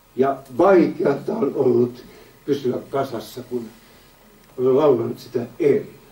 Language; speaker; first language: Finnish; native; Finnish